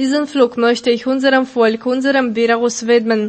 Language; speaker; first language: German; non-native, fluent; Russian